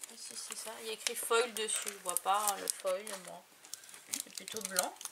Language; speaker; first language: French; native; French